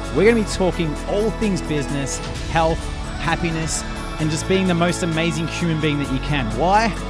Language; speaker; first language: English; native; English